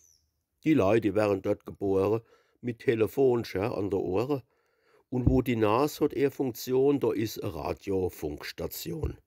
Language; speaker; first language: German; native; German